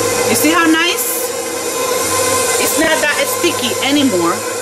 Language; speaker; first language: English; non-native, fluent; Spanish